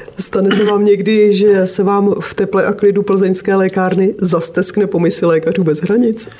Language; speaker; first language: Czech; native; Czech